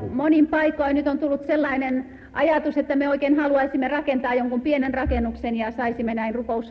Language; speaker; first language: Finnish; native; Finnish